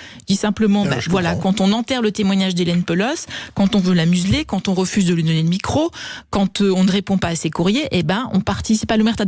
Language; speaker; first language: French; native; French